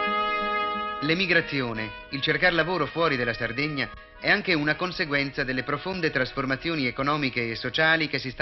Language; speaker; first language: Italian; native; Italian